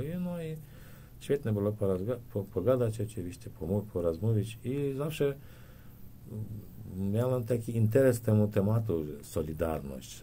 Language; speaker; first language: Polish; non-native, learner; Turkmen